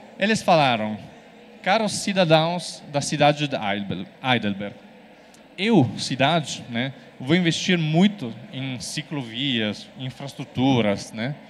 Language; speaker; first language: Portuguese; non-native, fluent; Italian